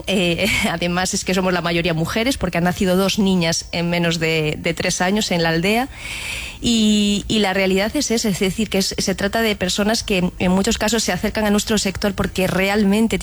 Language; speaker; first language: Spanish; native; Spanish